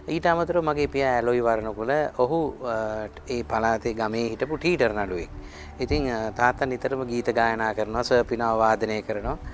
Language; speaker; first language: Sinhala; native; Sinhala